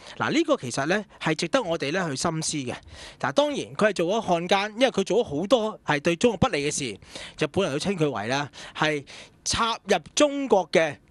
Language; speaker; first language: Cantonese; native; Cantonese